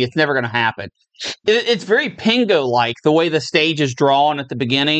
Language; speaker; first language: English; native; English